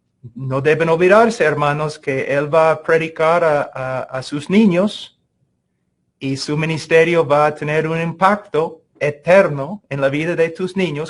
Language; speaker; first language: Spanish; non-native, fluent; English